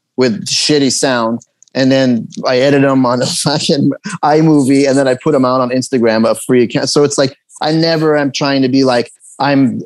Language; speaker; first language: English; early bilingual, other home language; Persian